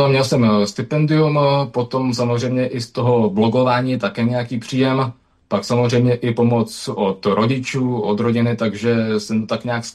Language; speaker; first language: Czech; native; Czech